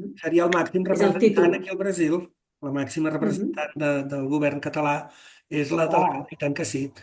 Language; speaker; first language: Catalan; native; Catalan